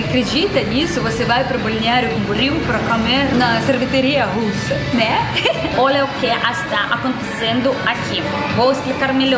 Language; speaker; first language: Portuguese; non-native, learner; Russian